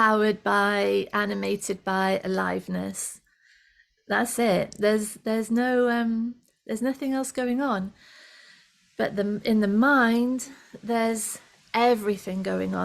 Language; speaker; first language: English; native; English